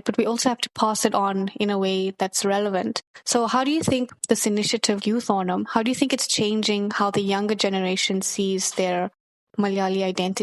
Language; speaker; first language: English; early bilingual, other home language; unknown